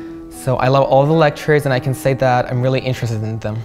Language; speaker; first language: English; non-native, fluent; Turkish